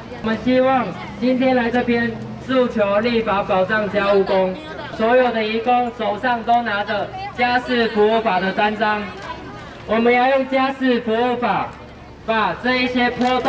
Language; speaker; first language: Chinese; native; Chinese